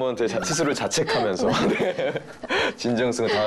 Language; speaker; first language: Korean; native; Korean